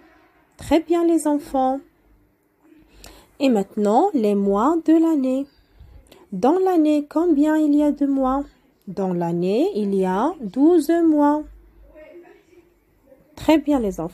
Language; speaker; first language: French; non-native, local second language; Arabic